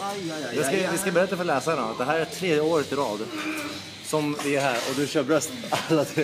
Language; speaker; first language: Swedish; native; Swedish